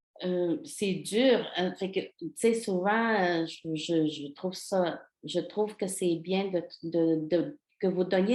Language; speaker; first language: French; non-native, local second language; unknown